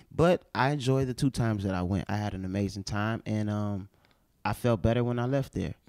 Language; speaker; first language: English; native; English